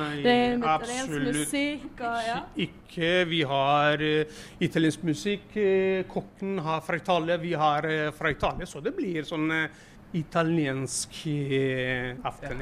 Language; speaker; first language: Norwegian; non-native, learner; Italian